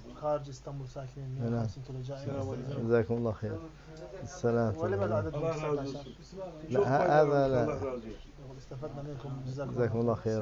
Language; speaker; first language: Arabic; non-native, learner; Turkish